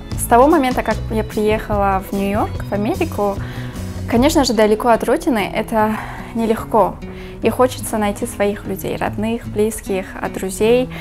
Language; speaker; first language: Russian; non-native, local second language; Tajik